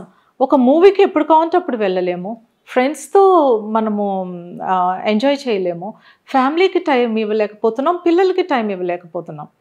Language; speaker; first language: Telugu; native; Telugu